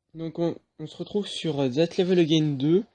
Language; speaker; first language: French; native; French